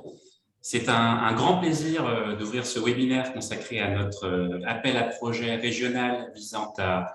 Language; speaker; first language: French; native; French